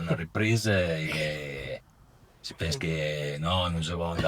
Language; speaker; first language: French; non-native, learner; Italian